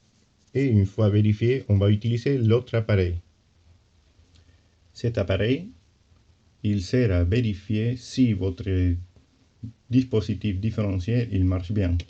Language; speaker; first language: French; non-native, fluent; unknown